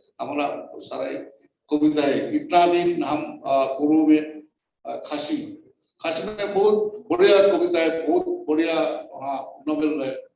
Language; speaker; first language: Hindi; non-native, learner; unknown